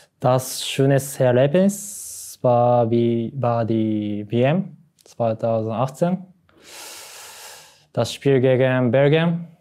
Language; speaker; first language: German; non-native, learner; Japanese